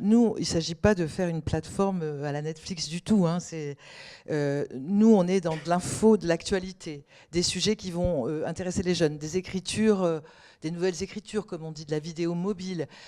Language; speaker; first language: French; native; French